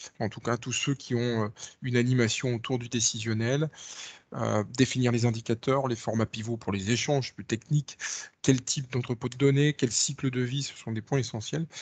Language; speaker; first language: French; native; French